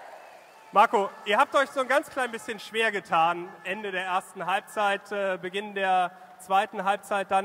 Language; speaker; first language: German; native; German